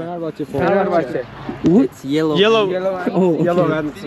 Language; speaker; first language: English; non-native, learner; Thai